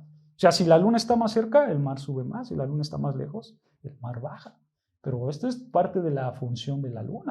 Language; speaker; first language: Spanish; native; Spanish